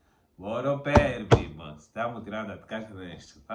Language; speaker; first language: Bulgarian; non-native, learner; Portuguese